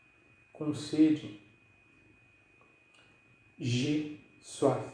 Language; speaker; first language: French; non-native, fluent; Portuguese